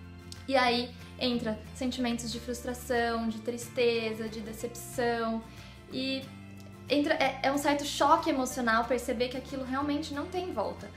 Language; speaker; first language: Portuguese; native; Portuguese